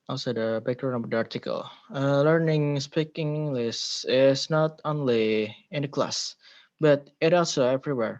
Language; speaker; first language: English; non-native, learner; Indonesian